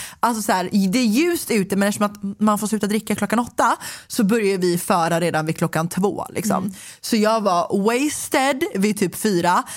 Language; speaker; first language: Swedish; native; Swedish